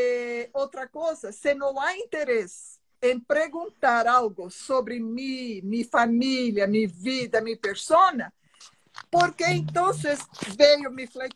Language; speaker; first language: Spanish; non-native, learner; Portuguese